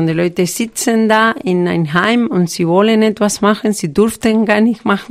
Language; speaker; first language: German; non-native, fluent; Spanish